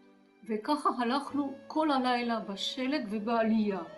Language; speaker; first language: Hebrew; non-native, fluent; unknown